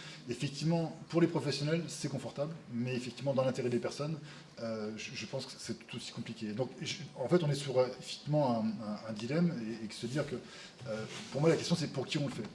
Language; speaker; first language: French; native; French